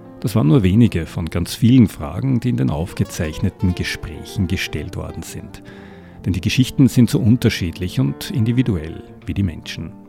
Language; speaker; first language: German; native; German